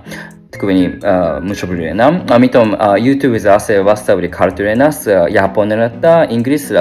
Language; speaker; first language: Georgian; non-native, learner; Japanese